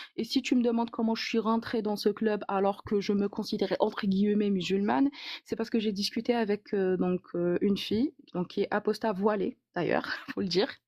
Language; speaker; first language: French; non-native, local second language; Arabic